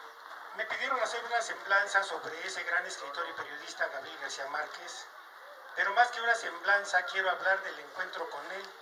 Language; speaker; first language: Spanish; native; Spanish